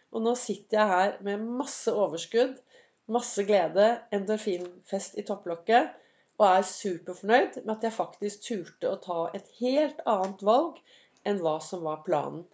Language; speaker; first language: Norwegian; native; Norwegian